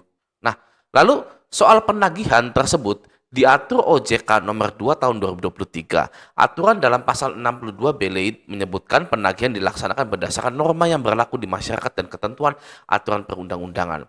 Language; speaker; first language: Indonesian; native; Indonesian